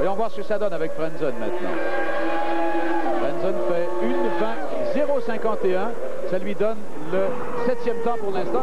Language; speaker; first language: French; native; French